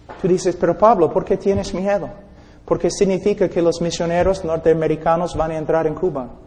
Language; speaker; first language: Spanish; non-native, fluent; English